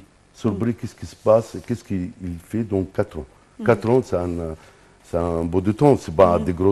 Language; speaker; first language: French; non-native, fluent; Arabic